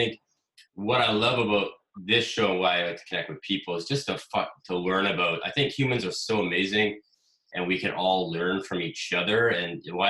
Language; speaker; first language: English; native; English